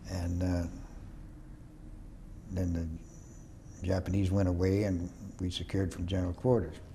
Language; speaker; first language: English; native; English